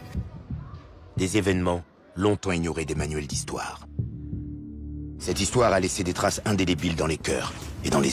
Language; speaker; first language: French; native; French